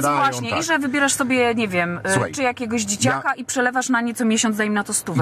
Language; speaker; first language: Polish; native; Polish